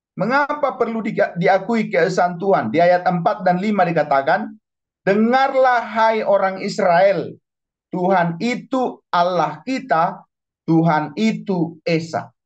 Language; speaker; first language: Indonesian; non-native, local second language; Batak Toba